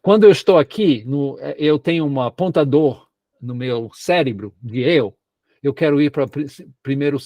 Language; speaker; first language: Portuguese; non-native, fluent; English